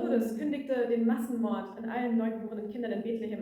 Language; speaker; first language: German; native; German